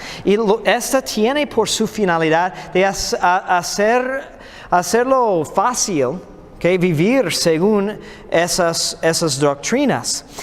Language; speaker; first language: Spanish; non-native, fluent; English